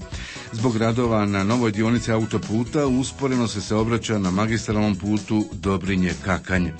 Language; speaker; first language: Croatian; native; Croatian